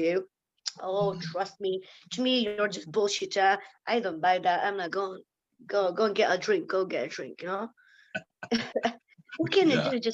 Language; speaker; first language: English; non-native, fluent; Lithuanian